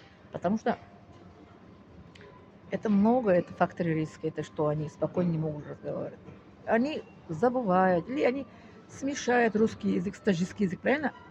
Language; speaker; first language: Russian; non-native, local second language; Tajik